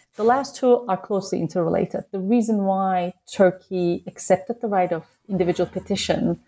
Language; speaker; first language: English; non-native, fluent; Turkish